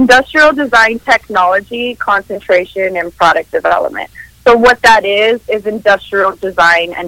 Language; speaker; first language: English; early bilingual, other home language; Spanish